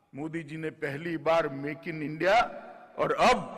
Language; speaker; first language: Hindi; non-native, local second language; Gujarati